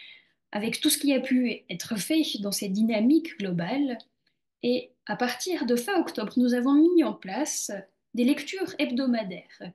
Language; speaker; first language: French; native; French